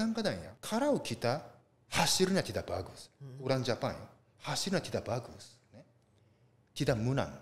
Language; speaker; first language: Indonesian; non-native, learner; Japanese